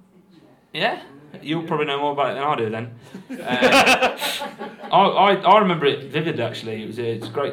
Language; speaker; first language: English; native; English